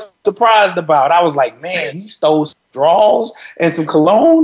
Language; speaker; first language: English; native; English